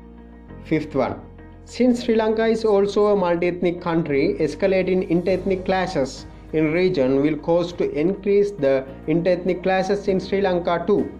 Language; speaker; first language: English; non-native, local second language; Sinhala